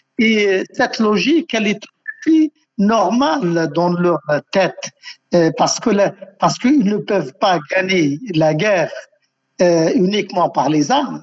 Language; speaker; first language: French; non-native, local second language; Arabic